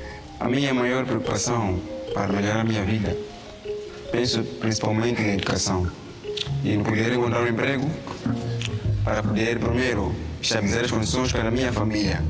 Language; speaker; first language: Portuguese; non-native, local second language; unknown